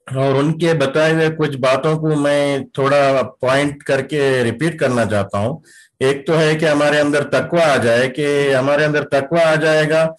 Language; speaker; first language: Urdu; native; Urdu